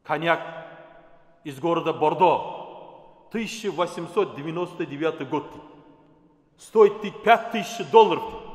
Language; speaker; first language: Russian; non-native, local second language; Kazakh